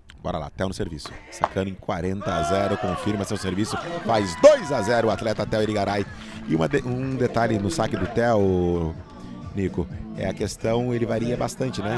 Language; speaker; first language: Portuguese; native; Portuguese